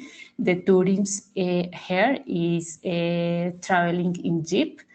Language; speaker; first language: English; non-native, learner; Spanish